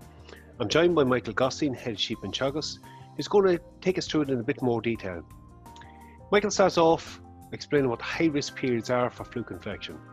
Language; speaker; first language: English; native; English